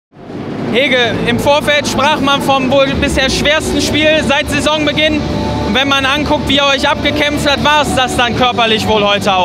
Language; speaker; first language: German; native; German